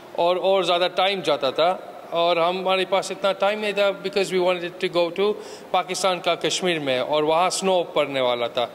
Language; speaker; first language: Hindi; early bilingual, heritage; Hindi